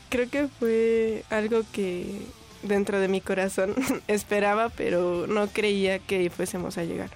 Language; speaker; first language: Spanish; native; Spanish